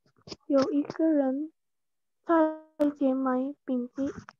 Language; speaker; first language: Chinese; non-native, learner; Indonesian